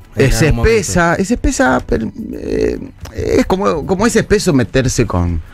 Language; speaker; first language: Spanish; native; Spanish